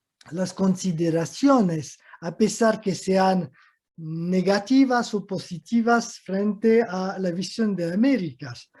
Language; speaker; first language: Spanish; non-native, fluent; French